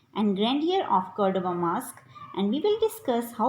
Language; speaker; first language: English; non-native, local second language; Urdu